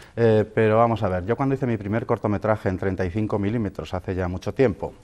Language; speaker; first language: Spanish; native; Spanish